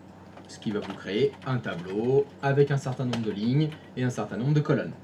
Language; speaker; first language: French; native; French